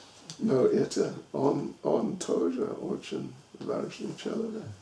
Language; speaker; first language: Russian; non-native, learner; English